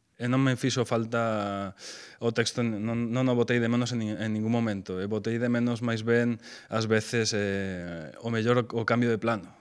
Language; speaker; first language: Galician; non-native, local second language; Spanish